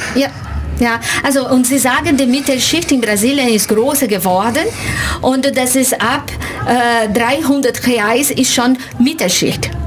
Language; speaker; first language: German; non-native, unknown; Portuguese